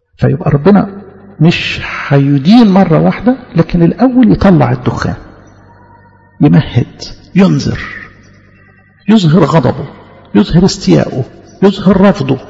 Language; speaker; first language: Arabic; native; Arabic